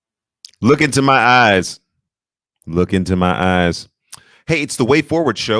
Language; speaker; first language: English; native; English